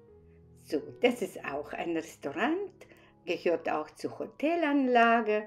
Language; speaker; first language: German; non-native, fluent; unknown